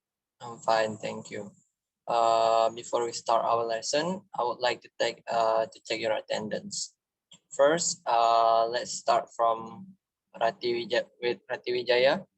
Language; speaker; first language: English; non-native, fluent; Indonesian